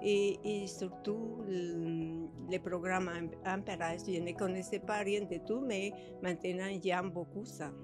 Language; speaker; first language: French; early bilingual, other home language; Spanish